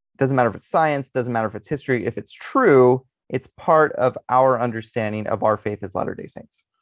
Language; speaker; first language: English; native; English